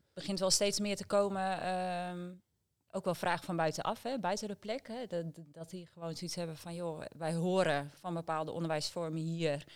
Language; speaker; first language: Dutch; native; Dutch